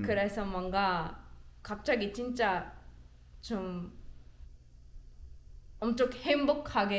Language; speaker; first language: Korean; non-native, learner; German